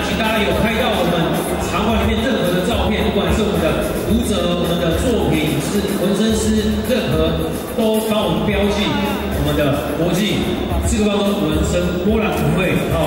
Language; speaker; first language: Chinese; native; Chinese